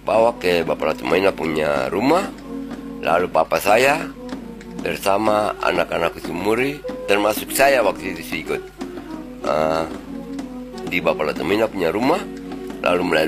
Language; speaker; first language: Indonesian; non-native, local second language; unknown